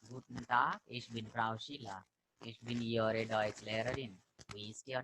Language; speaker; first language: German; non-native, fluent; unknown